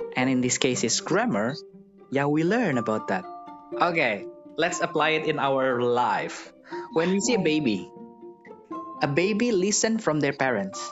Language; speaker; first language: English; non-native, fluent; Indonesian